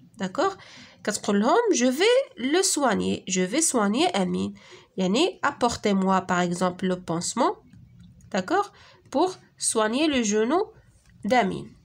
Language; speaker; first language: French; non-native, local second language; Arabic